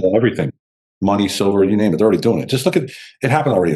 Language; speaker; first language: English; native; English